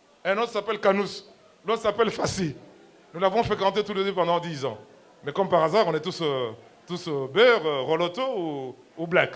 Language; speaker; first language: French; non-native, local second language; Lingala